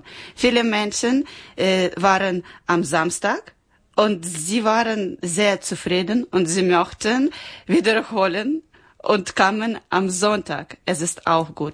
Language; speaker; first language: German; non-native, learner; Ukrainian